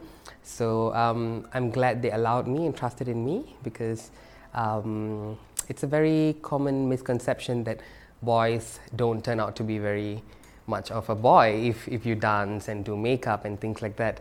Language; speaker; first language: English; non-native, local second language; Tamil